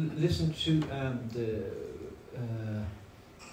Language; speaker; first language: English; native; English